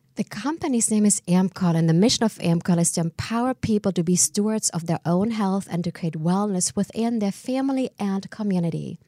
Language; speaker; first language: English; non-native, fluent; German